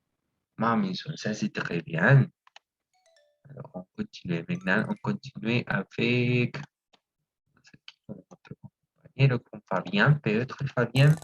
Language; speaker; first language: French; non-native, fluent; Spanish